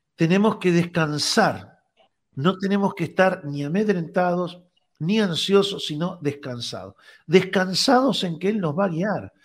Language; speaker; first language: Spanish; native; Spanish